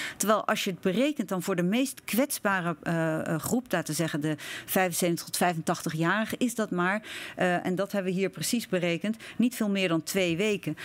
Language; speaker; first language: Dutch; native; Dutch